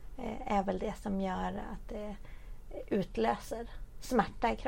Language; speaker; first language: Swedish; native; Swedish